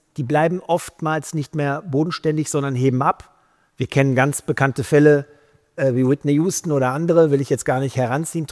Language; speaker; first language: German; native; German